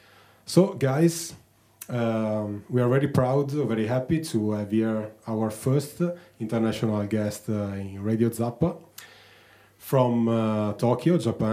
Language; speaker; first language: English; non-native, learner; Italian